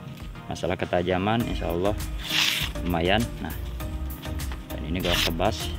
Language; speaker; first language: Indonesian; non-native, local second language; Sundanese